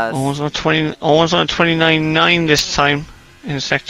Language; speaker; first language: English; native; English